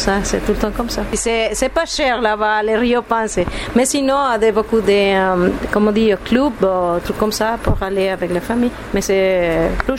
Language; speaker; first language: French; non-native, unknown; Spanish